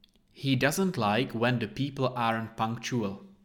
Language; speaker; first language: English; non-native, fluent; Czech